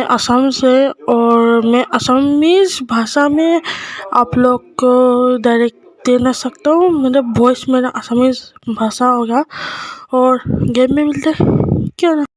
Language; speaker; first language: Hindi; non-native, local second language; Assamese